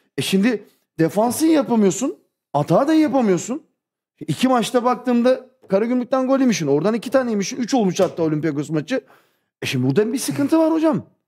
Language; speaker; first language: Turkish; early bilingual, heritage; Turkish